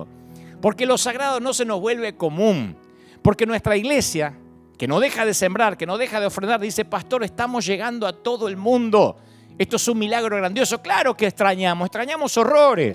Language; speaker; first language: Spanish; native; Spanish